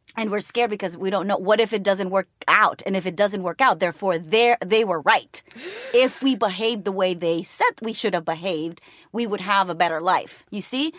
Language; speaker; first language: English; non-native, fluent; Spanish